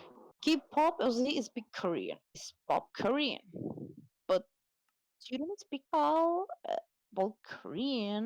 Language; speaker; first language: English; non-native, learner; Spanish